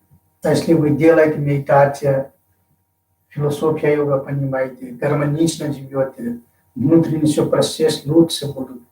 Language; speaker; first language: Russian; non-native, fluent; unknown